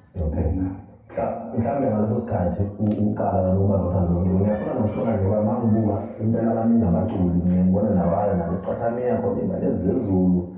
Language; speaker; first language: Zulu; native; Zulu